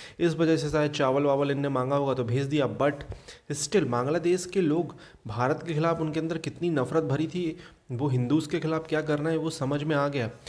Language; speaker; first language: Hindi; native; Hindi